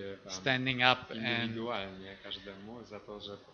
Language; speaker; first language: Polish; native; Polish